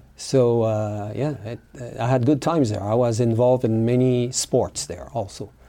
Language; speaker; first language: English; non-native, fluent; French